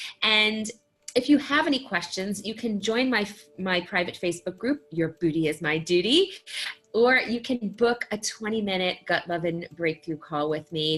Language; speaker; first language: English; native; English